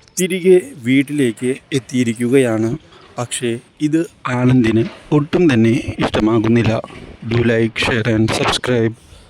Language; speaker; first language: Malayalam; native; Malayalam